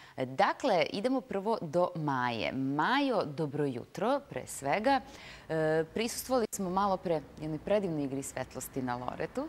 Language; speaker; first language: Serbian; native; Serbian